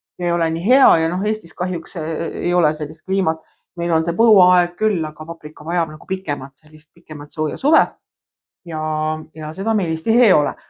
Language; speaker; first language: Estonian; native; Estonian